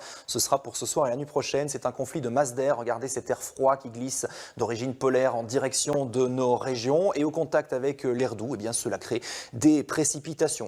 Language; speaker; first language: French; native; French